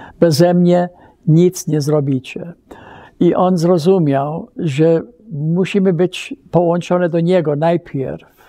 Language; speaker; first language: Polish; early bilingual, heritage; Polish